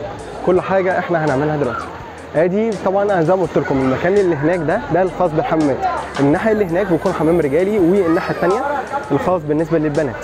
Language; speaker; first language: Arabic; native; Arabic